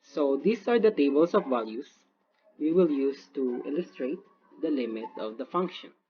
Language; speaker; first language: English; non-native, local second language; Filipino